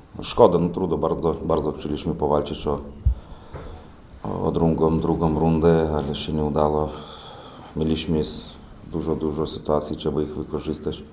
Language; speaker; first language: Polish; non-native, learner; Lithuanian